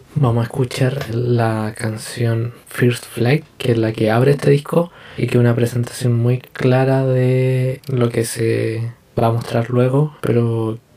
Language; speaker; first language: Spanish; native; Spanish